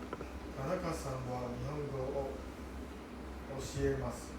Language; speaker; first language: Japanese; non-native, learner; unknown